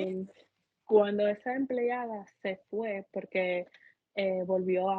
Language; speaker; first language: Spanish; non-native, fluent; English